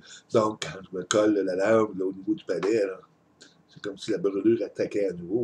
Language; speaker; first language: French; native; French